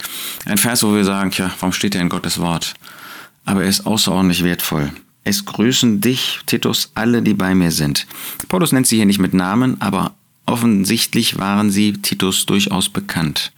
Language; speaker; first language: German; native; German